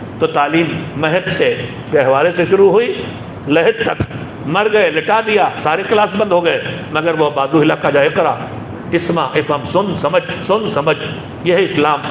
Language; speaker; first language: Urdu; native; Urdu